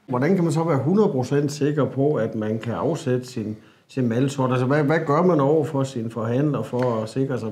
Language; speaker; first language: Danish; native; Danish